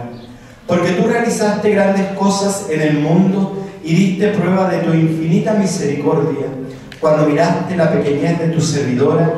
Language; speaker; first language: Spanish; native; Spanish